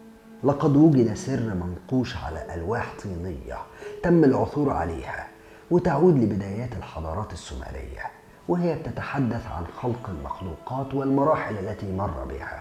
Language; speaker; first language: Arabic; native; Arabic